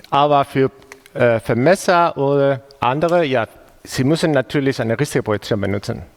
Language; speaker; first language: German; non-native, fluent; Spanish